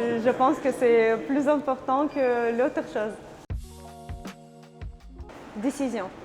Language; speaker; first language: French; non-native, learner; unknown